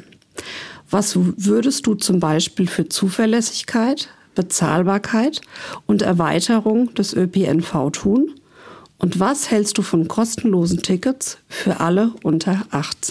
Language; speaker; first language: German; native; German